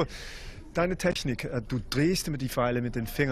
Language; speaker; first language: German; non-native, fluent; English